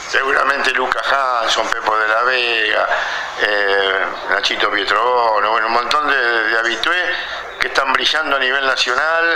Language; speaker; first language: Spanish; native; Spanish